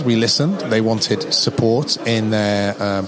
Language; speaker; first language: English; native; English